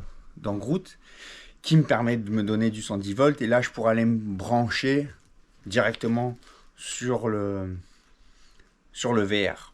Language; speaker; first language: French; native; French